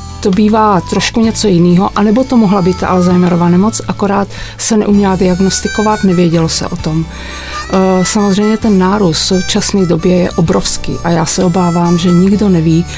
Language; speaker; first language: Czech; native; Czech